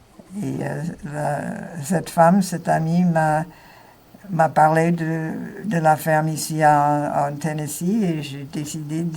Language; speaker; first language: French; non-native, fluent; English